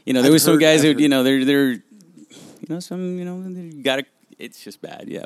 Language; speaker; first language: English; early bilingual, other home language; Spanish